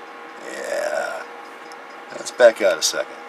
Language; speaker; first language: English; native; English